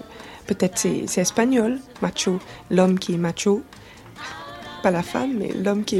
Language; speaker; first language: French; non-native, fluent; English